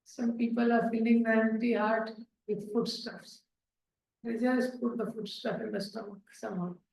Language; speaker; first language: English; non-native, local second language; Hindi